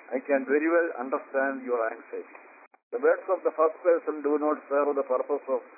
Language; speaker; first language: English; non-native, local second language; Malayalam